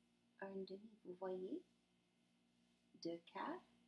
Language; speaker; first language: French; non-native, fluent; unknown